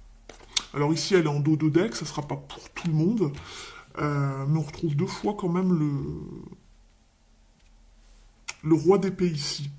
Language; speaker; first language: French; native; French